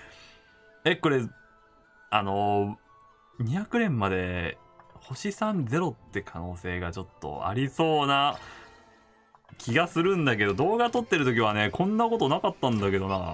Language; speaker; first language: Japanese; native; Japanese